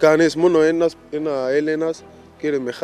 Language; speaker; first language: Greek; non-native, learner; Arabic